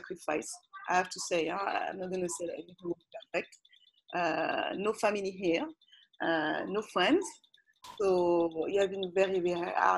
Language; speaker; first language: English; non-native, fluent; French